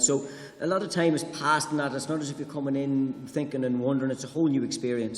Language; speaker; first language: English; native; English